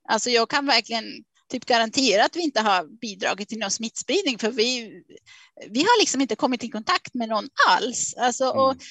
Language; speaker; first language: Swedish; non-native, fluent; Swiss German